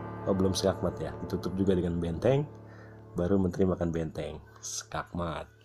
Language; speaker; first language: Indonesian; native; Indonesian